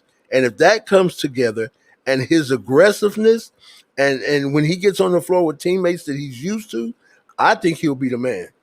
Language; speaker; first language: English; native; English